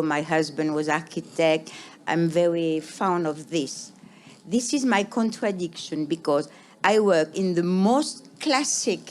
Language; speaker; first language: English; non-native, fluent; French